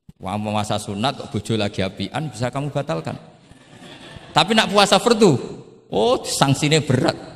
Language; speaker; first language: Indonesian; non-native, local second language; Javanese